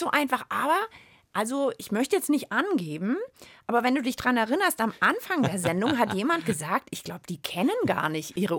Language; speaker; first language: German; native; German